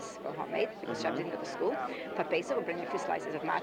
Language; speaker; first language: English; non-native, fluent; Yiddish